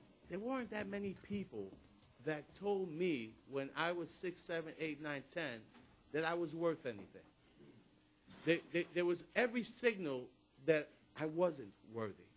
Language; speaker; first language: English; early bilingual, other home language; Spanish